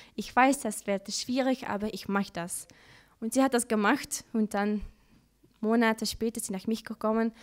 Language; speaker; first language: German; non-native, learner; Dutch